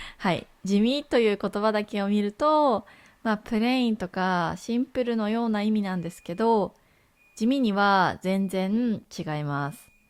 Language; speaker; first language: Japanese; native; Japanese